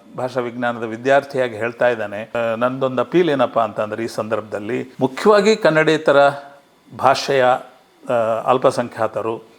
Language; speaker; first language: Kannada; non-native, local second language; Urdu